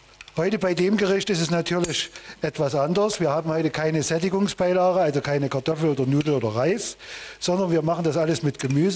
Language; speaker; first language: German; native; German